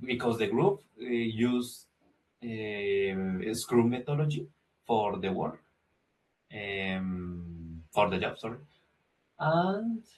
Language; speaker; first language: English; non-native, learner; Spanish